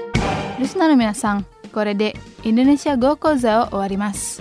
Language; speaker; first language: Japanese; non-native, fluent; Indonesian